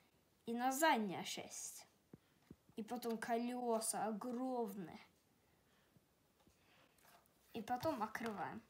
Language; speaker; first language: Russian; early bilingual, heritage; Russian